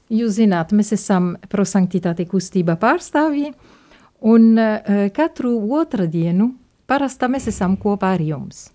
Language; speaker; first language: Latvian; non-native, fluent; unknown